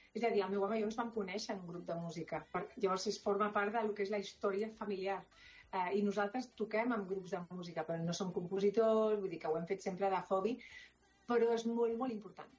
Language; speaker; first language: Catalan; non-native, local second language; Spanish